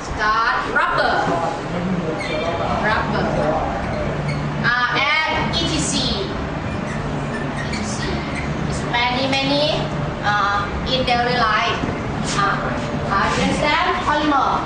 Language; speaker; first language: English; non-native, learner; Thai